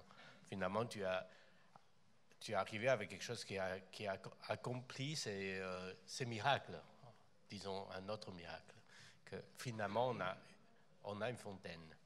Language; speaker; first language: French; non-native, fluent; Chinese